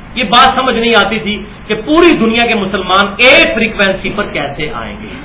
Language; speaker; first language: Urdu; non-native, local second language; Punjabi